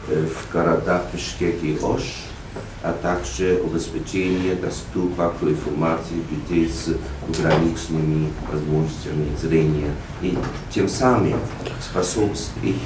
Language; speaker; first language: Russian; non-native, learner; Japanese